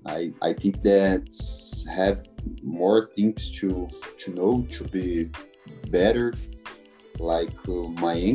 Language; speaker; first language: English; non-native, learner; Portuguese